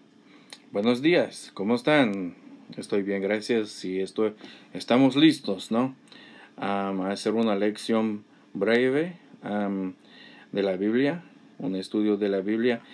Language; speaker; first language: Spanish; non-native, fluent; English